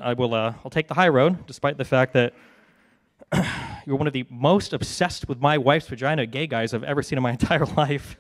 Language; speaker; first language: English; native; English